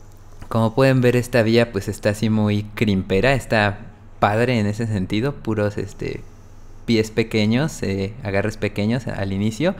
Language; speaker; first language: Spanish; native; Spanish